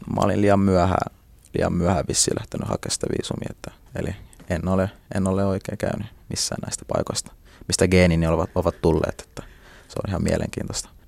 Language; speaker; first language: Finnish; early bilingual, other home language; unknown